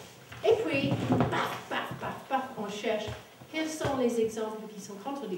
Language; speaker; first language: French; non-native, fluent; English